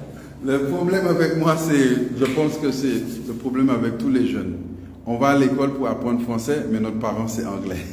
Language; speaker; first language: French; non-native, local second language; English